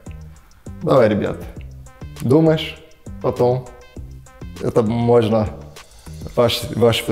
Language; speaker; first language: Russian; non-native, learner; Portuguese